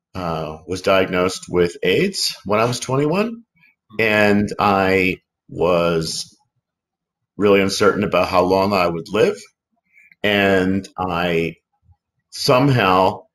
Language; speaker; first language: English; native; English